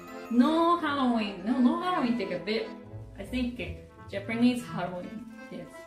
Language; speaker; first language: English; non-native, learner; Japanese